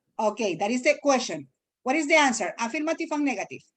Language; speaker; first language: English; non-native, fluent; Spanish